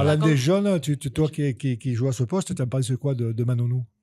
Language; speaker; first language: French; native; French